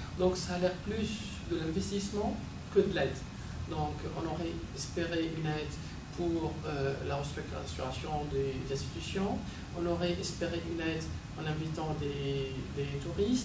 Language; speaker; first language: French; non-native, local second language; Arabic